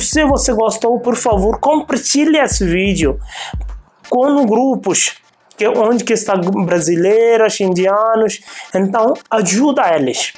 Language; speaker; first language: Portuguese; non-native, fluent; Hindi